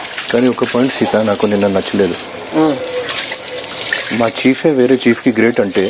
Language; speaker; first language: Telugu; non-native, fluent; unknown